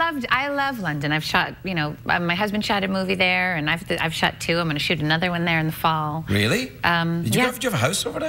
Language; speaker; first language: English; native; English